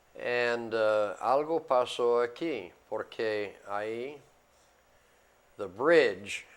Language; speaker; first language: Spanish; non-native, fluent; English